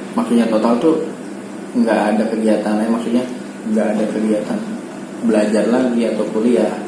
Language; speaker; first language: Indonesian; native; Indonesian